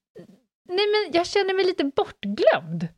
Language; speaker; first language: Swedish; native; Swedish